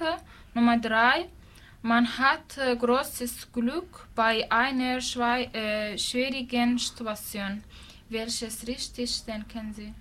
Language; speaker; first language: German; non-native, learner; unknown